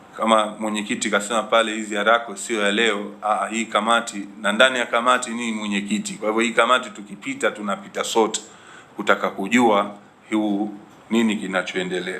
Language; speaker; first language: Swahili; native; Swahili